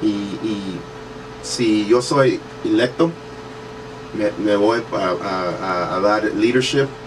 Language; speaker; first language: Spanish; early bilingual, heritage; English